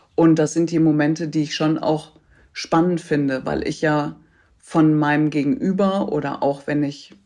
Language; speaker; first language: German; native; German